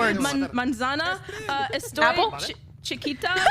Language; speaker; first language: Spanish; non-native, learner; English